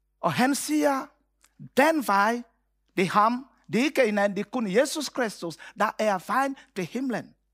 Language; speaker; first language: Danish; non-native, fluent; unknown